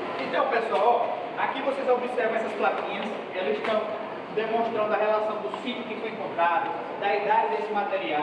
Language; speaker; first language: Portuguese; native; Portuguese